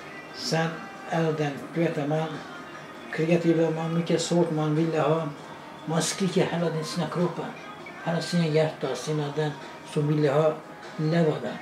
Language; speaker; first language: Swedish; non-native, learner; Kurdish